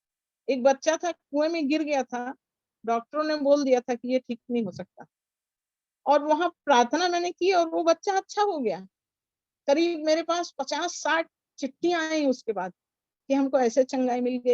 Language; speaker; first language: Hindi; native; Hindi